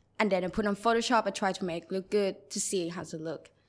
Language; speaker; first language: English; non-native, learner; Thai